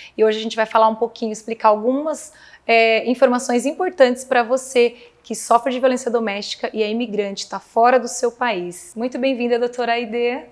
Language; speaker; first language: Portuguese; native; Portuguese